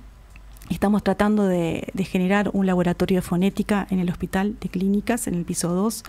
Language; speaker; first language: Spanish; native; Spanish